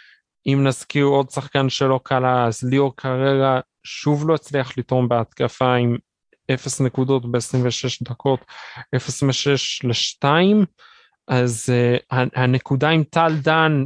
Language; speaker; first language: Hebrew; native; Hebrew